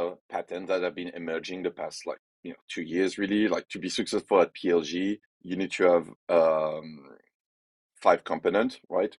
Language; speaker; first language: English; non-native, fluent; French